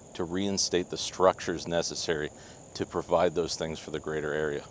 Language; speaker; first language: English; native; English